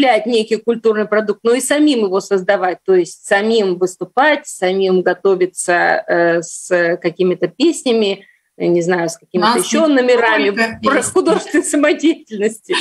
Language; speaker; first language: Russian; native; Russian